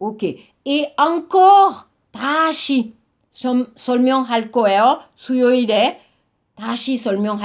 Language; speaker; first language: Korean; non-native, learner; French